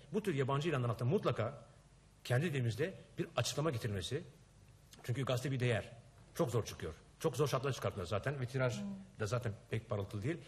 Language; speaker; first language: Turkish; native; Turkish